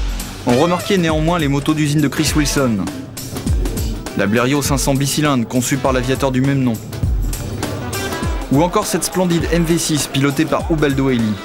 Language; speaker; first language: French; native; French